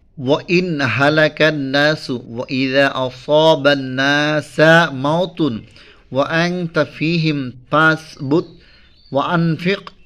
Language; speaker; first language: Arabic; non-native, fluent; Bangla